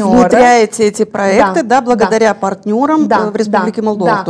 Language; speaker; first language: Russian; native; Russian